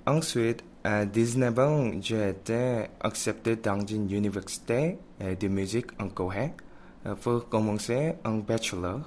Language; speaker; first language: French; non-native, learner; Korean